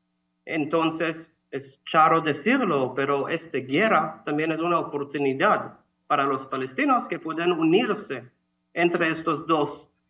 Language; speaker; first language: Spanish; non-native, fluent; Hebrew